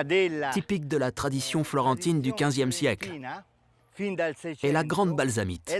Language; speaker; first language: French; native; French